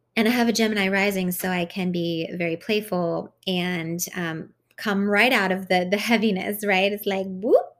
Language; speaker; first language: English; early bilingual, other home language; Hungarian